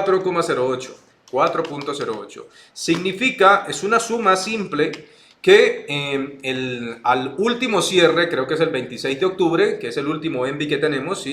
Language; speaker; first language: Spanish; native; Spanish